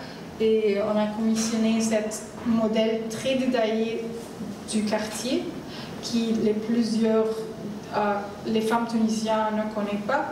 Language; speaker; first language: French; non-native, learner; Arabic